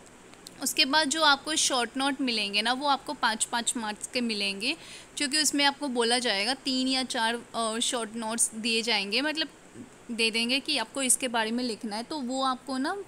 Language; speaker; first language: Hindi; native; Hindi